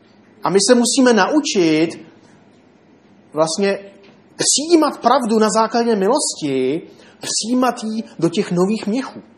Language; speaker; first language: Czech; native; Czech